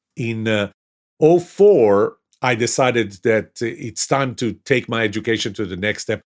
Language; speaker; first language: English; non-native, fluent; Hebrew